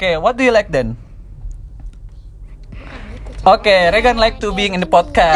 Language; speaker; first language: English; non-native, learner; Indonesian